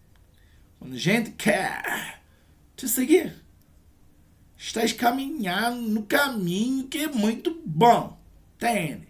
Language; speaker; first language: Portuguese; non-native, learner; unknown